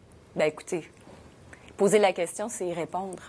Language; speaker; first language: French; native; French